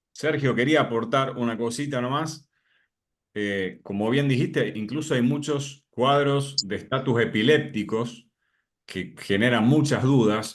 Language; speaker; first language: Spanish; native; Spanish